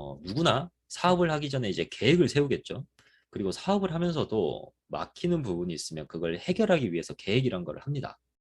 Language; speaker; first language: Korean; native; Korean